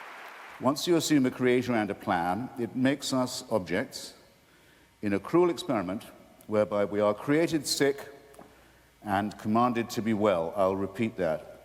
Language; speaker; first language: English; native; English